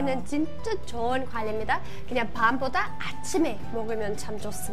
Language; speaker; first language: Korean; non-native, learner; English